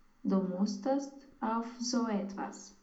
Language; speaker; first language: German; non-native, learner; Romanian